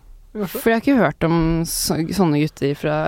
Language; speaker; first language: Norwegian; native; Norwegian